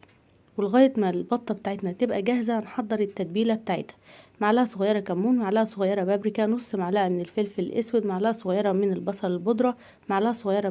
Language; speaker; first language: Arabic; native; Arabic